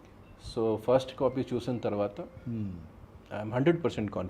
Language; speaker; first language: Telugu; non-native, fluent; Hindi